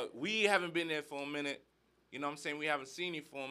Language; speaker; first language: English; native; English